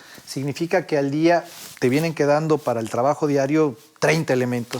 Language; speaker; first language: Spanish; native; Spanish